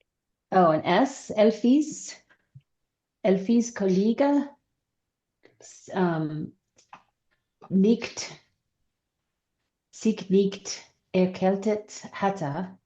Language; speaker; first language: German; non-native, learner; English